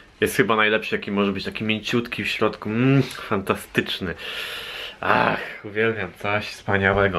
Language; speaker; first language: Polish; native; Polish